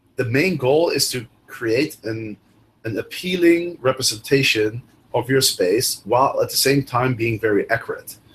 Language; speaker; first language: English; non-native, fluent; Dutch